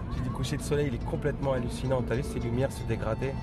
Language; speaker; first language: French; native; French